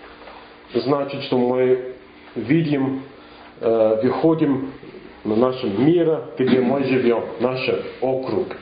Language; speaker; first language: Russian; non-native, fluent; English